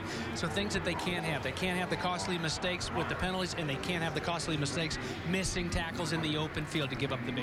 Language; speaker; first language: English; native; English